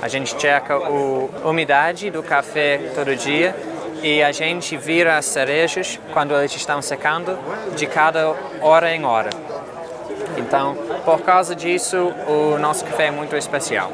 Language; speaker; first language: Portuguese; non-native, fluent; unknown